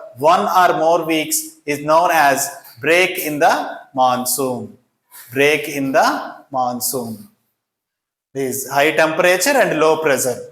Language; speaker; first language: English; non-native, local second language; Telugu